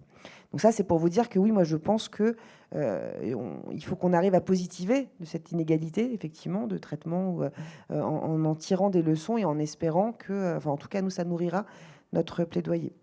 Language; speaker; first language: French; native; French